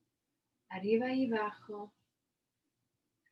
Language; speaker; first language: Spanish; non-native, learner; English